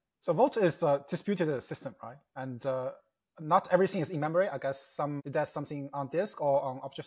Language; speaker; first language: English; non-native, fluent; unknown